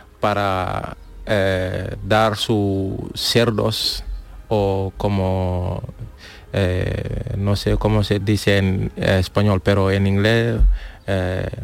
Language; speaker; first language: Spanish; non-native, learner; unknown